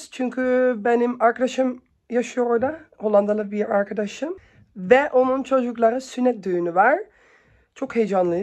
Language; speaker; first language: Turkish; early bilingual, heritage; Turkish